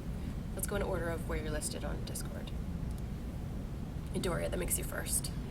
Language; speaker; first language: English; native; English